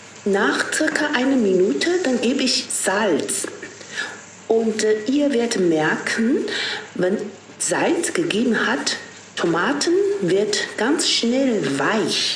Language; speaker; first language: German; non-native, fluent; Chinese